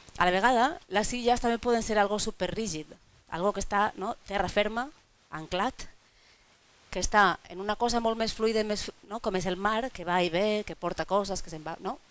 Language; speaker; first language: Catalan; non-native, local second language; Spanish